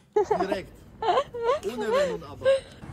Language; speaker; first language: German; early bilingual, other home language; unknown